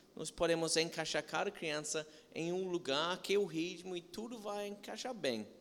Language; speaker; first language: Portuguese; non-native, fluent; English